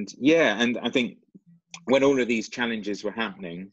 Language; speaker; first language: English; native; English